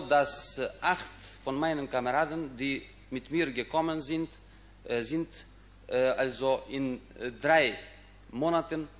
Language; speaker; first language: German; non-native, fluent; Ukrainian